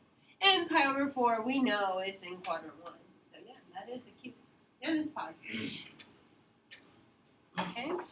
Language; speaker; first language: English; native; English